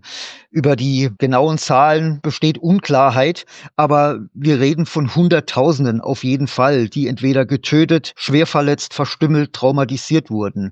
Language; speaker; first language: German; native; German